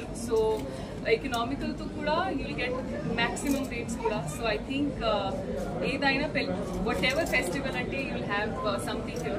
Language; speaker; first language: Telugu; non-native, learner; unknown